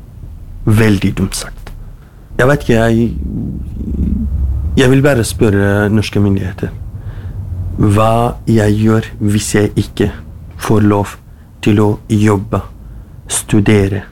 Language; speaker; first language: Norwegian; non-native, learner; Kurdish